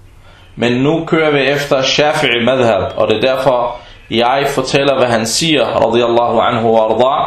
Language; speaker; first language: Danish; non-native, local second language; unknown